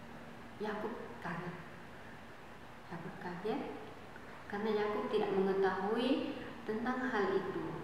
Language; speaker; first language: Indonesian; native; Indonesian